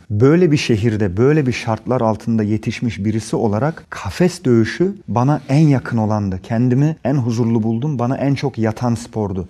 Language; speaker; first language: Turkish; early bilingual, heritage; Turkish